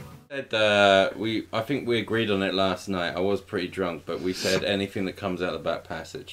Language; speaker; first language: English; native; English